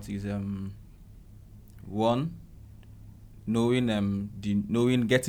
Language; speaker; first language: English; non-native, local second language; Igbo